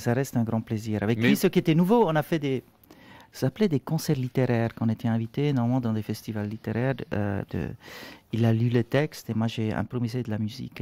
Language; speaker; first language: French; non-native, local second language; Swiss German